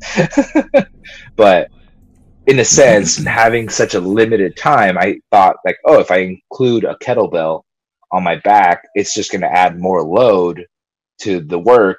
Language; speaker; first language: English; early bilingual, other home language; Spanish